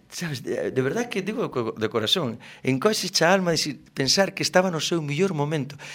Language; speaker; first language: Galician; native; Galician